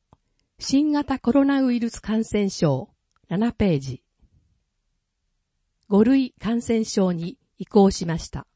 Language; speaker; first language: Japanese; native; Japanese